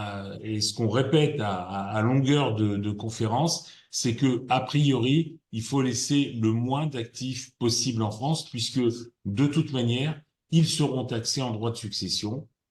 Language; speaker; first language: French; native; French